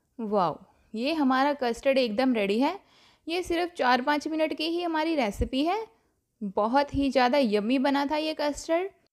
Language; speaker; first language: Hindi; non-native, local second language; Punjabi